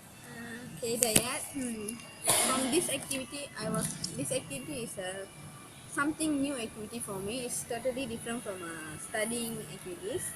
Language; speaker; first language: English; non-native, local second language; Malay